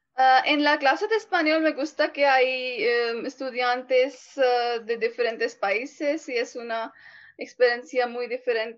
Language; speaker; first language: Spanish; non-native, learner; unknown